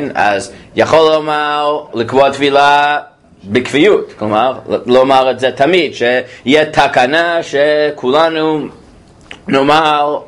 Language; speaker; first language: Hebrew; non-native, fluent; English